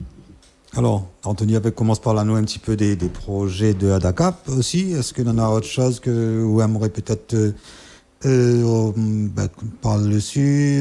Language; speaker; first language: French; non-native, local second language; Réunion Creole French